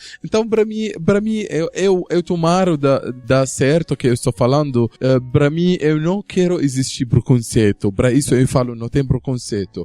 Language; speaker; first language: Portuguese; non-native, learner; Arabic